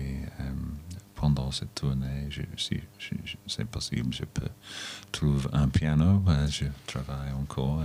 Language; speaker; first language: French; non-native, learner; English